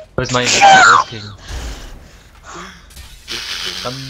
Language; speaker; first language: German; native; German